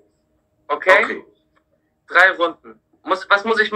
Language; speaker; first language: German; native; German